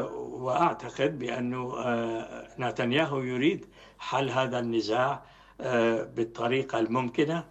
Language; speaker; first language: Arabic; native; Arabic